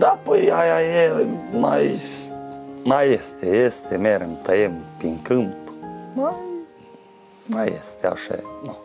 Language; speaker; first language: Romanian; non-native, local second language; Hungarian